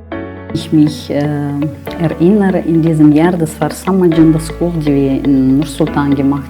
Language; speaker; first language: German; non-native, fluent; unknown